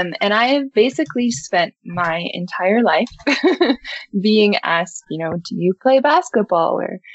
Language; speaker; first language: English; native; English